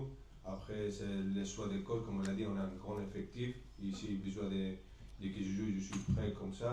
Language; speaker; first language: French; non-native, fluent; Spanish